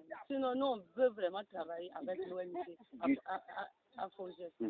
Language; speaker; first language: French; non-native, learner; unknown